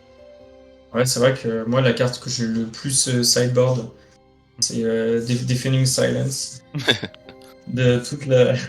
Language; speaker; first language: French; native; French